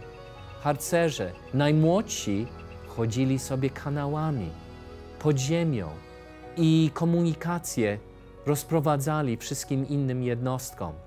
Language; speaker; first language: Polish; early bilingual, heritage; English